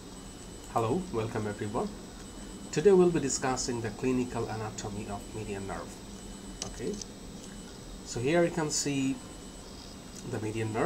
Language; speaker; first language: English; non-native, local second language; Bangla